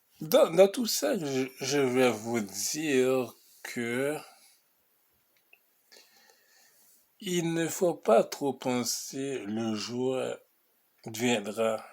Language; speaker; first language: French; non-native, local second language; Haitian Creole